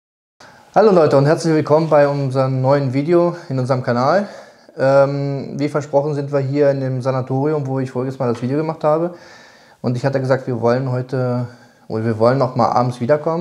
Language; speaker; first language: German; native; German